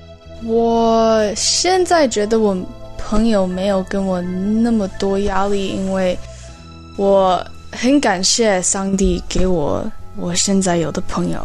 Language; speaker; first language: Chinese; early bilingual, heritage; Chinese